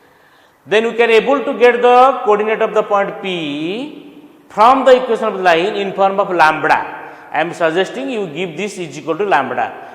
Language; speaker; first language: English; non-native, local second language; Odia